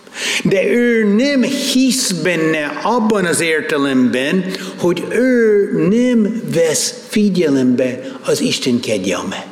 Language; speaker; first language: Hungarian; non-native, fluent; English